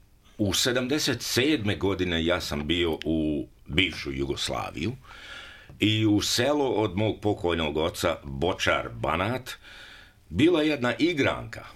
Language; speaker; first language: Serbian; early bilingual, heritage; Serbian